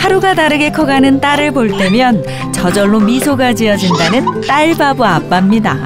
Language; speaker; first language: Korean; native; Korean